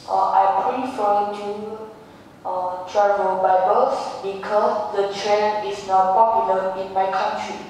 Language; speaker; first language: English; non-native, learner; Vietnamese